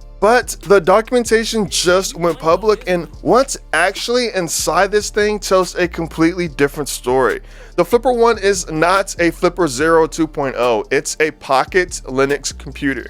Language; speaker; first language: English; native; English